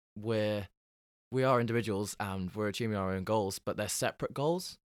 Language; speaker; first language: English; native; English